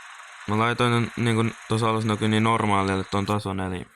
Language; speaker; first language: Finnish; native; Finnish